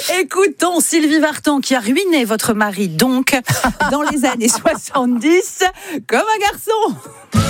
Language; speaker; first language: French; native; French